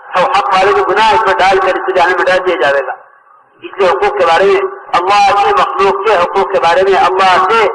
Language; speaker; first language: Urdu; native; Urdu